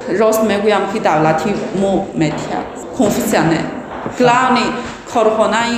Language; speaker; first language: Persian; non-native, learner; Chinese